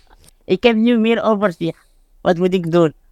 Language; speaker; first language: Dutch; non-native, fluent; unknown